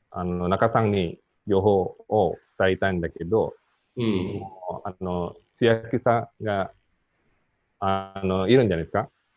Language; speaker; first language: Japanese; non-native, fluent; Indonesian